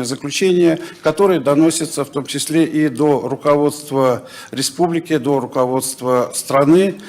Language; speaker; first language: Russian; native; Russian